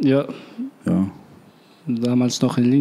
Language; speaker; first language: German; non-native, learner; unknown